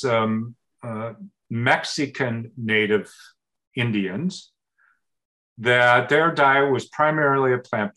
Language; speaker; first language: English; native; English